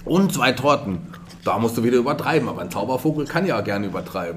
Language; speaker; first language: German; native; German